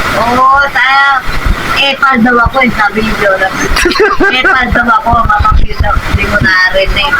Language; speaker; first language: Filipino; non-native, local second language; Pampanga